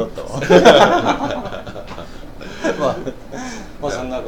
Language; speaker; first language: Japanese; native; Japanese